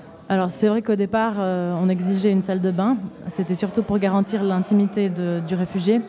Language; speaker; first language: French; native; French